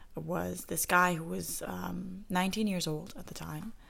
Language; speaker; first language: English; native; English